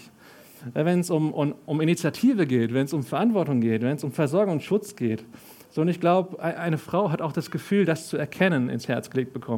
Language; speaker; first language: German; native; German